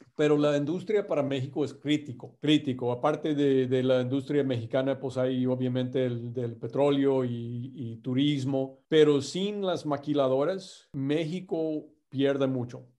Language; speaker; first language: Spanish; non-native, fluent; English